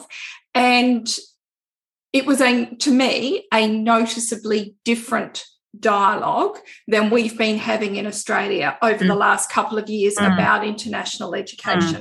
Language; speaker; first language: English; native; English